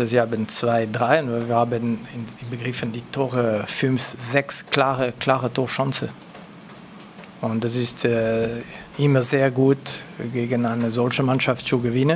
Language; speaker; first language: German; non-native, local second language; French